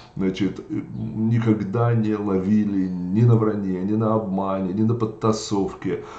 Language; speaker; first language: Russian; native; Russian